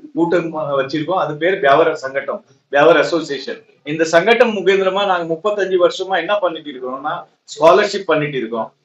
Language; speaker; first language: Tamil; non-native, local second language; Marwari